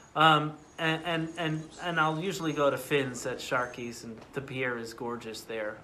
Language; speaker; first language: English; native; English